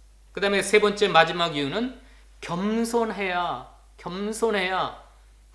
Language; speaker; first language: Korean; native; Korean